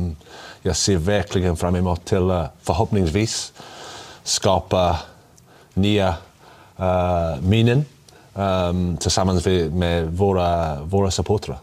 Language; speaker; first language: Swedish; non-native, learner; English